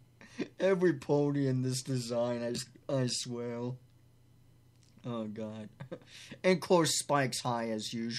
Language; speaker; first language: English; native; English